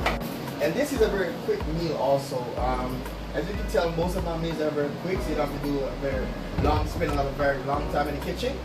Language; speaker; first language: English; native; English